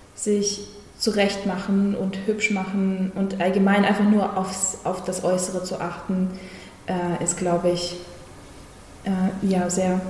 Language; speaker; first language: German; early bilingual, other home language; Russian